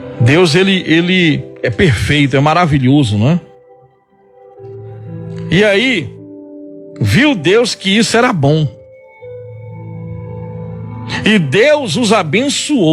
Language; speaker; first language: Portuguese; native; Portuguese